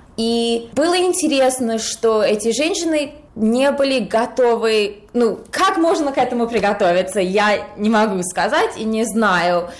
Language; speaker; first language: Russian; early bilingual, heritage; Russian